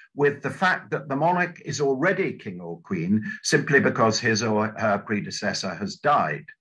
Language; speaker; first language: English; native; English